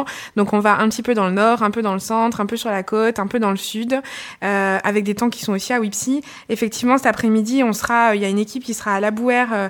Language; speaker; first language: French; native; French